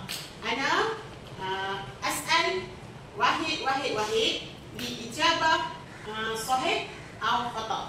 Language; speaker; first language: Arabic; non-native, learner; Malay